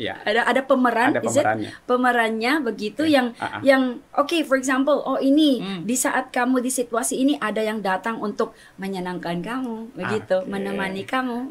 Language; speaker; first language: Indonesian; non-native, fluent; German